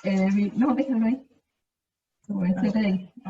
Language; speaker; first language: Spanish; native; Spanish